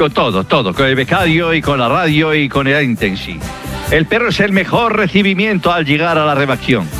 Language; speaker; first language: Spanish; native; Spanish